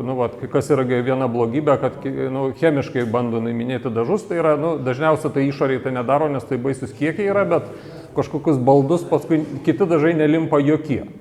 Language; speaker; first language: Lithuanian; native; Lithuanian